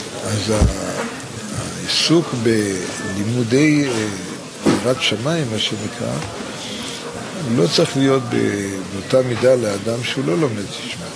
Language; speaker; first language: Hebrew; native; Hebrew